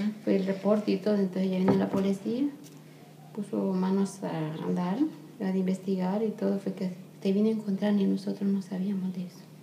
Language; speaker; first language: Spanish; native; Spanish